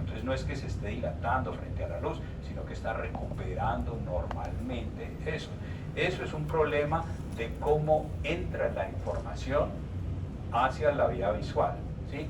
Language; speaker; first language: Spanish; native; Spanish